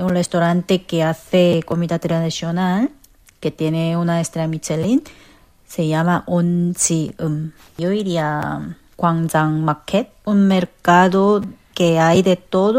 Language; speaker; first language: Spanish; non-native, local second language; Korean